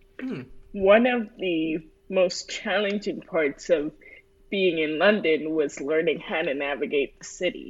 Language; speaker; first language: English; early bilingual, other home language; Spanish